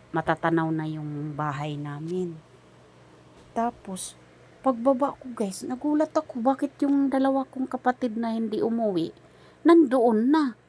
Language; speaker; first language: Filipino; native; Filipino